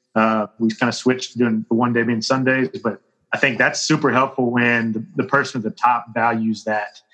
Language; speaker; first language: English; native; English